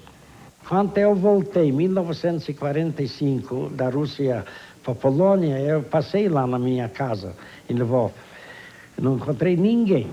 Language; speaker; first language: Portuguese; non-native, fluent; Polish